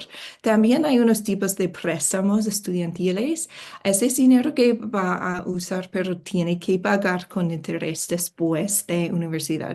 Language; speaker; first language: Spanish; non-native, fluent; English